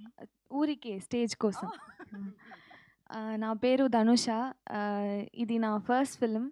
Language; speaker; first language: Telugu; non-native, learner; Tamil